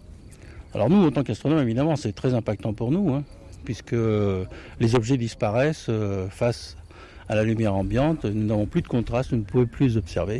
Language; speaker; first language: French; native; French